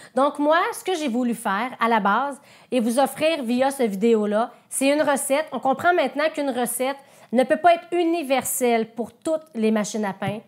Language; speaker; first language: French; native; French